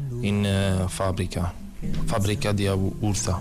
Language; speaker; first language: Spanish; non-native, learner; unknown